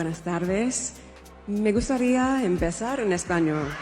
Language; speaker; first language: Spanish; non-native, learner; English